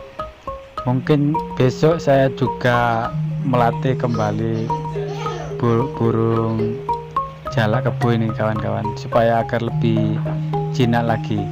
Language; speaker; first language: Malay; non-native, local second language; Javanese